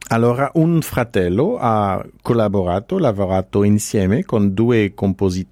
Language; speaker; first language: Italian; non-native, fluent; French